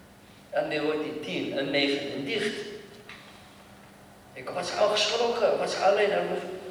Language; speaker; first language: Dutch; non-native, learner; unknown